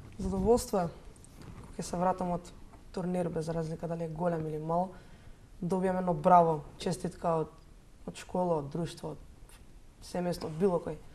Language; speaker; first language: Macedonian; native; Macedonian